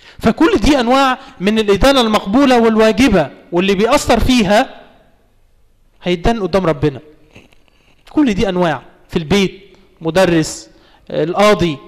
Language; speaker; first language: Arabic; native; Arabic